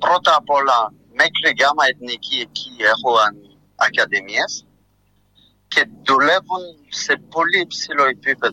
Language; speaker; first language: Greek; non-native, fluent; French